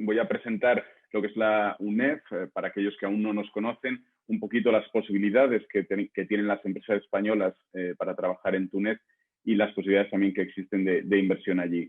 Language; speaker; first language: Spanish; native; Spanish